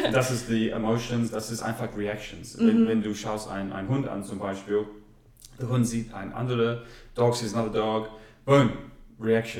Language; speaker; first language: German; non-native, learner; English